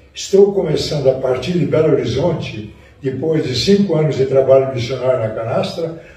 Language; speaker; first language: Portuguese; native; Portuguese